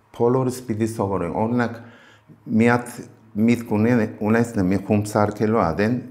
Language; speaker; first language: Armenian; early bilingual, heritage; Armenian